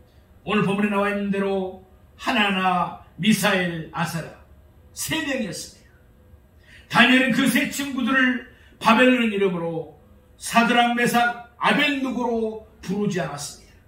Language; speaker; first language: Korean; native; Korean